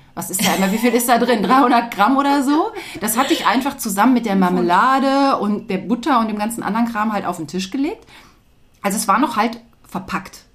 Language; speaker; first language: German; native; German